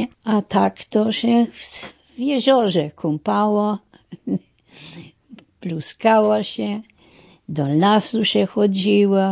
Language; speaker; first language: Polish; non-native, local second language; German